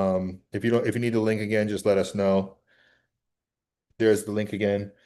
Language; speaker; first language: English; native; English